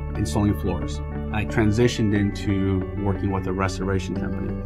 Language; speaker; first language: English; native; English